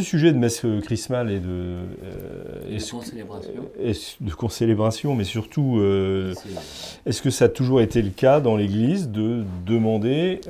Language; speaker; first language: French; native; French